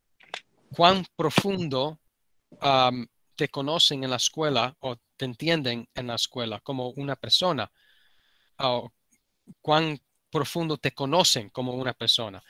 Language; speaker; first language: Spanish; early bilingual, heritage; Spanish